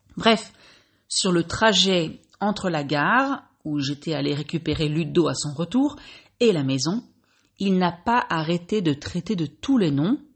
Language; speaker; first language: French; native; French